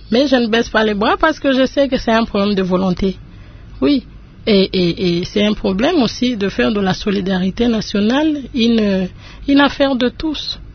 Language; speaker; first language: French; non-native, local second language; Lingala